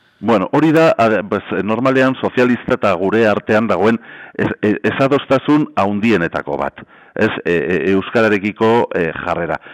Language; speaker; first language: Basque; native; Basque